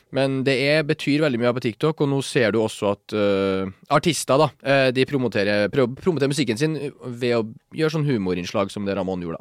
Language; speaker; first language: Norwegian; early bilingual, other home language; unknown